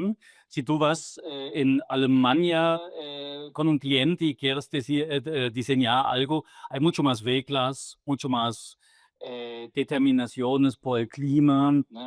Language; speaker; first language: Spanish; non-native, fluent; German